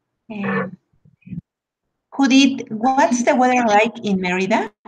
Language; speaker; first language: English; non-native, learner; Spanish